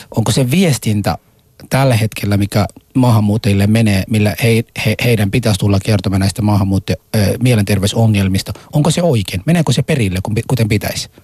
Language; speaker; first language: Finnish; non-native, fluent; Persian